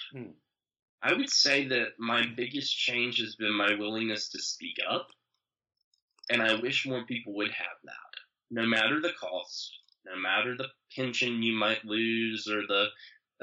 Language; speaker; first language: English; native; English